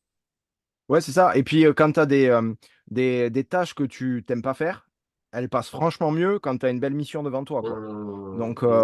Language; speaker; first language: French; native; French